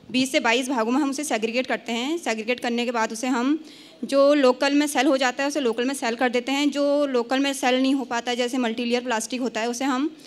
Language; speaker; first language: Hindi; native; Hindi